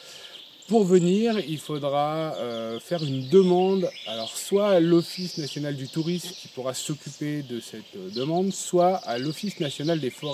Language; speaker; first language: French; native; French